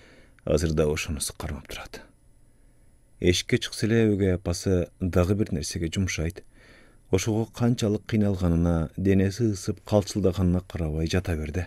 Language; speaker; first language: Kyrgyz; native; Kyrgyz